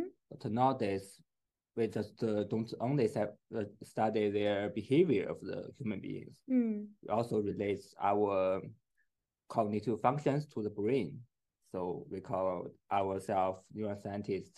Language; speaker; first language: English; non-native, fluent; Chinese